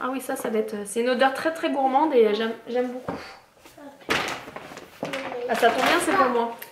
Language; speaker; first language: French; native; French